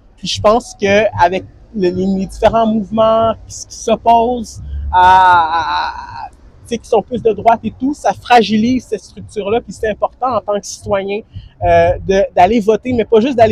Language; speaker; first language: French; native; French